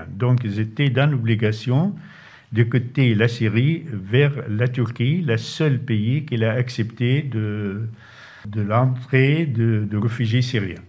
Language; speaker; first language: French; non-native, fluent; Arabic